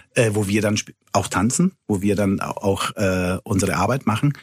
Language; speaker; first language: German; non-native, fluent; Italian